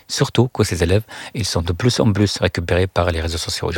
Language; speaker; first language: French; non-native, fluent; Arabic